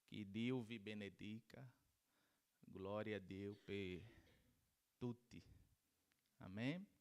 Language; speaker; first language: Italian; non-native, learner; Portuguese